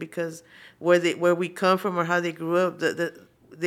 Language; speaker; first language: English; early bilingual, other home language; Spanish